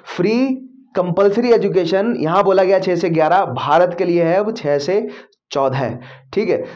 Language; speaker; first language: Hindi; native; Hindi